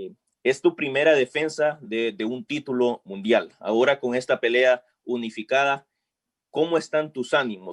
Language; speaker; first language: Spanish; native; Spanish